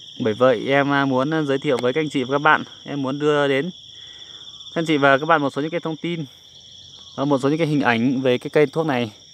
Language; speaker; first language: Vietnamese; non-native, local second language; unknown